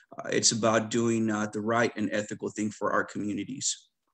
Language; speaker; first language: English; early bilingual, other home language; Spanish